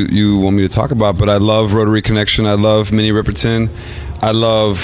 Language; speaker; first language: English; native; English